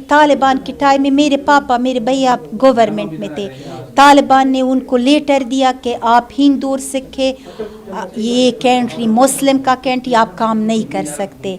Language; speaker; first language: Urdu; non-native, fluent; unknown